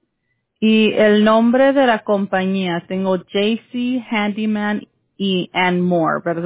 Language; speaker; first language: Spanish; early bilingual, heritage; Spanish